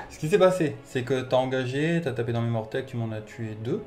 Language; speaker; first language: French; native; French